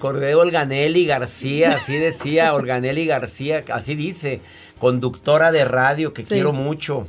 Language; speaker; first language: Spanish; native; Spanish